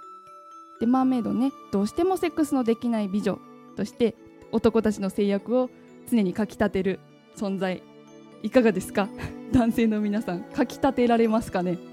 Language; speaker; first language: Japanese; native; Japanese